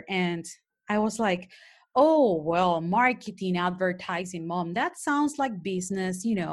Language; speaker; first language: English; non-native, fluent; Spanish